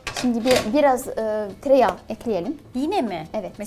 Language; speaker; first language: Turkish; non-native, learner; Arabic